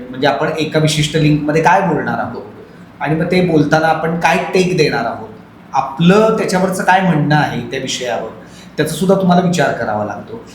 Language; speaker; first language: Marathi; native; Marathi